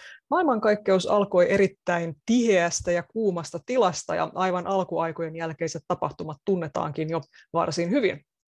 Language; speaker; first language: Finnish; native; Finnish